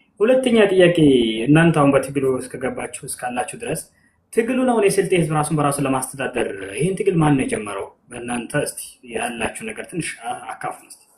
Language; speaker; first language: Amharic; non-native, local second language; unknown